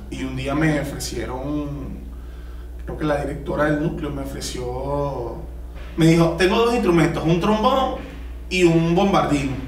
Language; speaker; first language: Spanish; native; Spanish